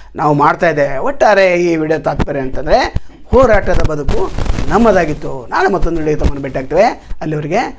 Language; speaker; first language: Kannada; native; Kannada